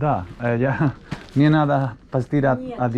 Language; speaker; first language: Russian; non-native, learner; Spanish